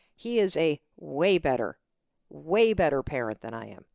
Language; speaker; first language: English; native; English